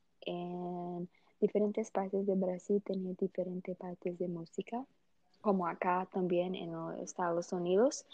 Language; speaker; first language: Spanish; early bilingual, heritage; Portuguese